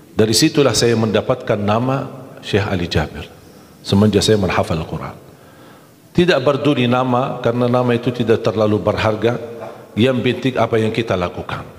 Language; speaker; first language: Malay; non-native, fluent; Arabic